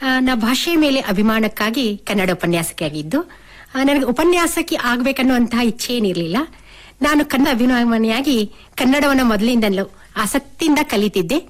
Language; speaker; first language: Kannada; native; Kannada